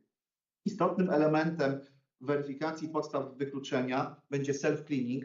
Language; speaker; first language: Polish; native; Polish